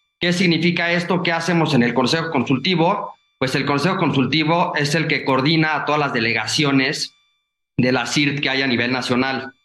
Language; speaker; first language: Spanish; native; Spanish